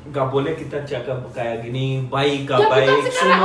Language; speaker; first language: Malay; non-native, learner; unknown